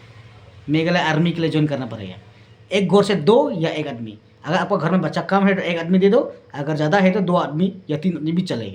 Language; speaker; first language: Hindi; non-native, local second language; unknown